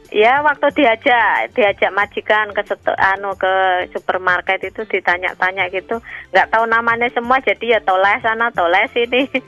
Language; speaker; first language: Indonesian; non-native, local second language; Javanese